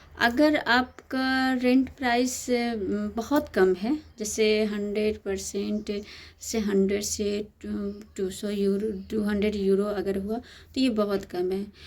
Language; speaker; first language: Hindi; native; Hindi